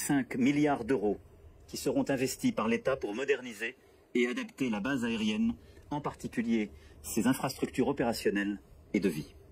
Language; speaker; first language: French; native; French